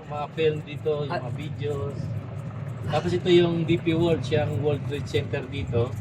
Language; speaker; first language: Filipino; native; Filipino